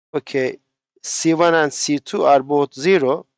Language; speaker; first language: English; non-native, fluent; Turkish